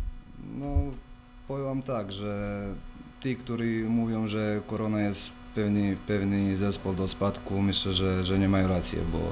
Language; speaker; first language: Polish; non-native, fluent; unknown